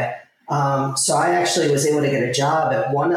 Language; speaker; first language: English; native; English